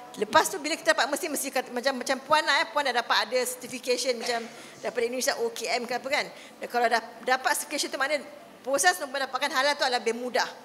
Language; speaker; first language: Malay; native; Malay